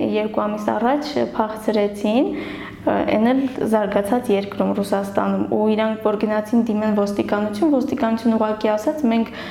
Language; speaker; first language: Armenian; non-native, local second language; Kurdish